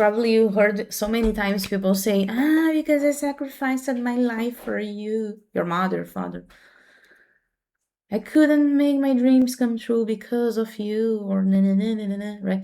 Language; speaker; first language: English; non-native, fluent; Portuguese